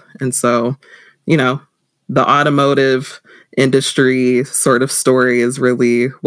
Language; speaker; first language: English; native; English